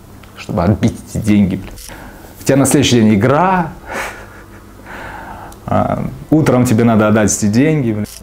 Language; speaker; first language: Russian; native; Russian